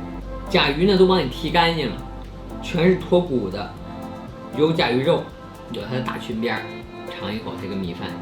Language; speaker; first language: Chinese; native; Chinese